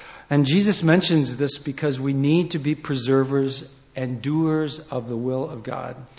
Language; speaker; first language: English; native; English